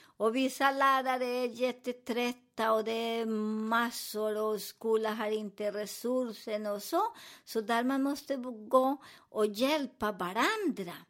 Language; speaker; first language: Swedish; non-native, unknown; Spanish